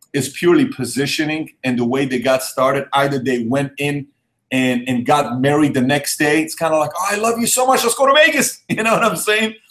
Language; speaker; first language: English; early bilingual, other home language; Persian